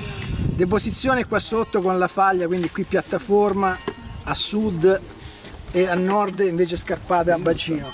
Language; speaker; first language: Italian; native; Italian